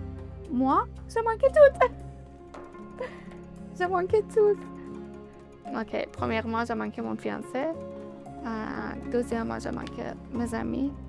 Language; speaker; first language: French; non-native, learner; Persian